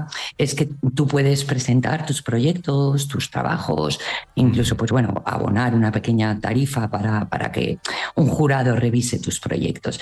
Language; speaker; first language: Spanish; native; Spanish